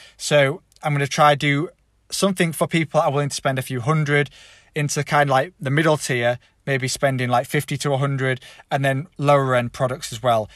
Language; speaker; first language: English; native; English